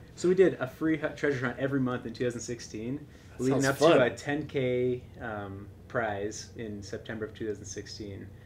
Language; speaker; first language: English; native; English